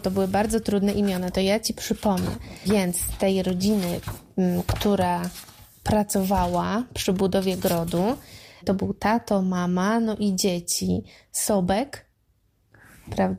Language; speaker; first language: Polish; native; Polish